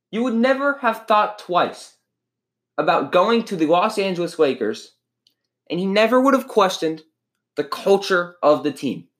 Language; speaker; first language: English; native; English